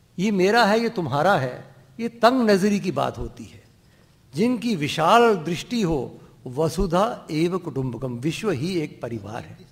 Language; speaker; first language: Hindi; non-native, local second language; Dogri